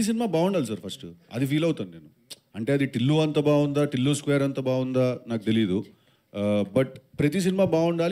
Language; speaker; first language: Telugu; native; Telugu